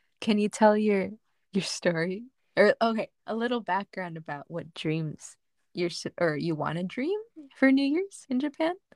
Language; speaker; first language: English; native; English